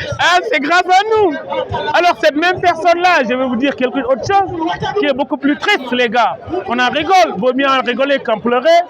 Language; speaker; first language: French; non-native, local second language; Wolof